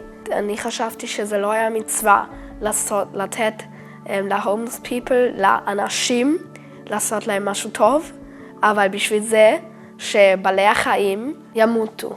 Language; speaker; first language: Hebrew; early bilingual, heritage; German